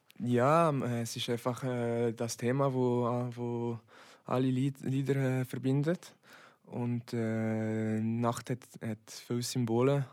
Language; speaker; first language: German; non-native, local second language; French